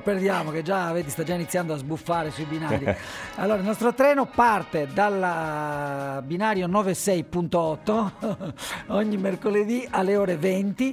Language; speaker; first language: Italian; native; Italian